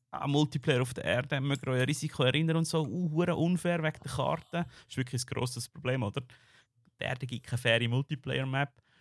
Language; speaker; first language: German; native; German